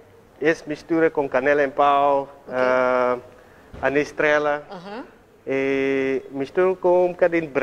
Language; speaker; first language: Portuguese; non-native, learner; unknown